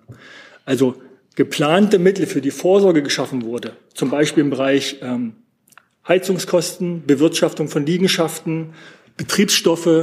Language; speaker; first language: German; native; German